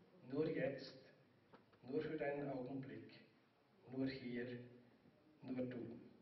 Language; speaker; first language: German; native; German